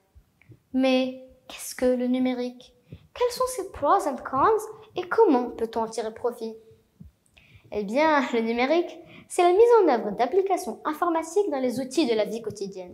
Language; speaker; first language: French; non-native, local second language; Arabic